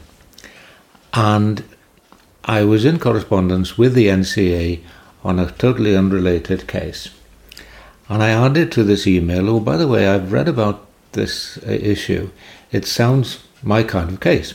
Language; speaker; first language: English; native; English